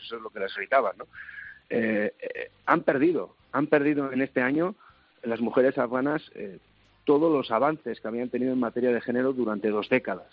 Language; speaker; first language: Spanish; native; Spanish